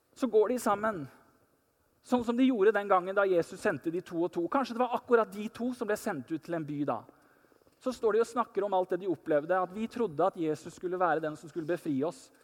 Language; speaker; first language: Norwegian; native; Norwegian